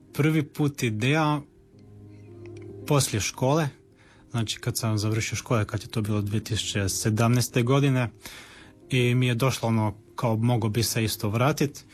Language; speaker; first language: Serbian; early bilingual, heritage; Croatian